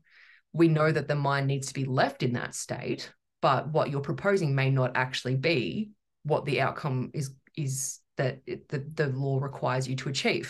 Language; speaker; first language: English; native; English